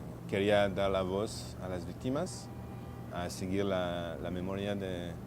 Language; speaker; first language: Spanish; non-native, fluent; French